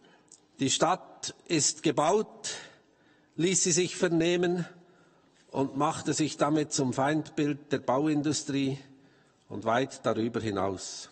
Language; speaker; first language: German; native; German